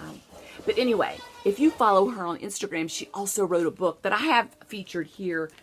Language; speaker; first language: English; native; English